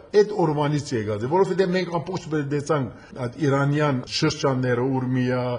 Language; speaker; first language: Armenian; early bilingual, heritage; Armenian